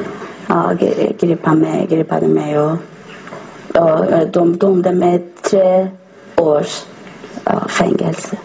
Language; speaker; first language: Swedish; non-native, learner; Persian